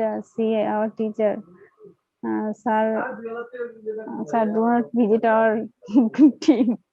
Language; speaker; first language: English; non-native, learner; Bangla